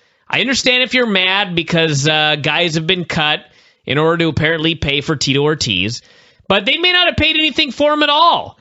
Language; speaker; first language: English; native; English